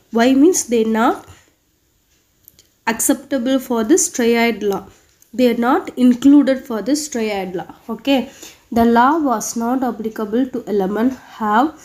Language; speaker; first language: English; non-native, local second language; Tamil